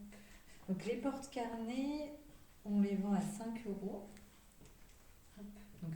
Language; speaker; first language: French; native; French